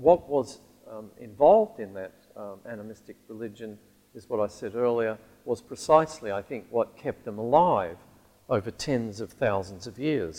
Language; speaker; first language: English; native; English